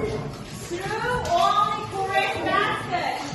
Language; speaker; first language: English; non-native, fluent; Uzbek